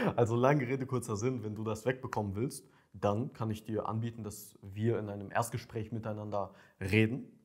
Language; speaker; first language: German; early bilingual, other home language; Ukrainian